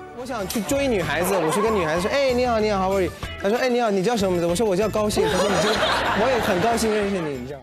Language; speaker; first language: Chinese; non-native, fluent; Persian